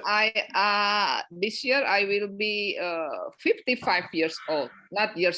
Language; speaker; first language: English; non-native, learner; Indonesian